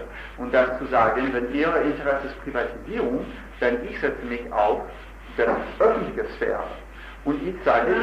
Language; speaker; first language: German; non-native, fluent; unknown